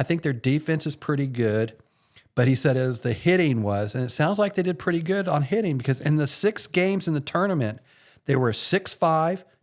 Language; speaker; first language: English; native; English